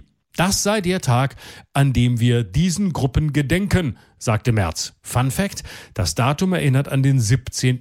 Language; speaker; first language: German; native; German